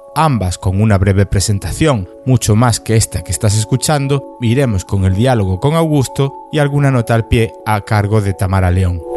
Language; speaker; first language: Spanish; native; Spanish